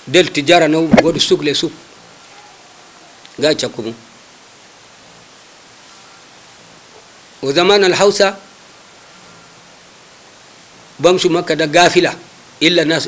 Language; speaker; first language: Arabic; non-native, local second language; Hausa